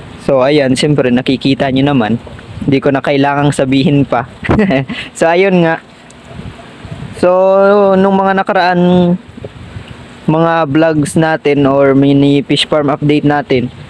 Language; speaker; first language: Filipino; non-native, local second language; Bikol